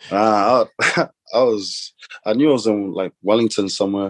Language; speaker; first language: English; non-native, local second language; Samoan